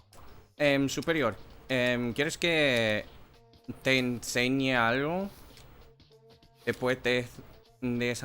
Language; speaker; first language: Spanish; non-native, learner; English